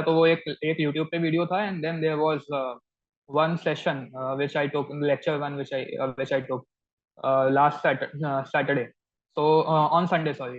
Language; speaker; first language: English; non-native, local second language; Hindi